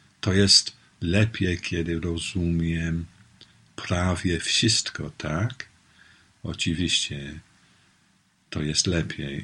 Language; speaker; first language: Polish; non-native, learner; English